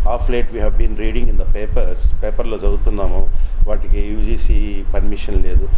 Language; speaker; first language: English; non-native, local second language; Telugu